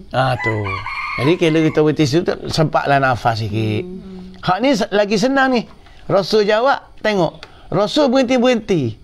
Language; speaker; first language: Malay; native; Malay